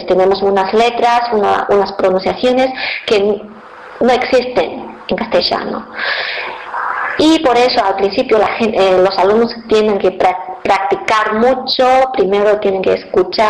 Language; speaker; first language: Spanish; non-native, fluent; Chinese